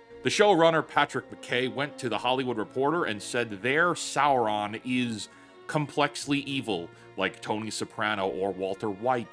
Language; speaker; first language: English; native; English